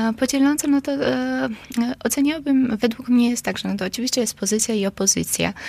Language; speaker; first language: Polish; non-native, fluent; Georgian